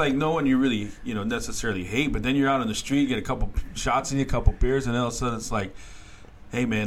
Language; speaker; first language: English; native; English